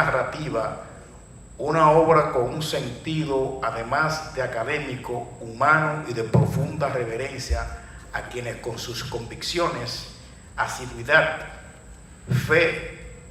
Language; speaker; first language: Spanish; native; Spanish